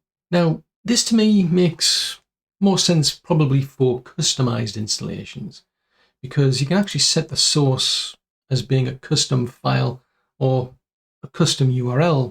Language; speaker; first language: English; native; English